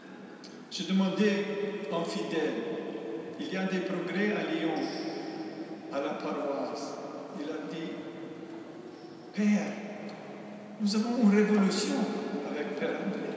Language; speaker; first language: French; non-native, fluent; English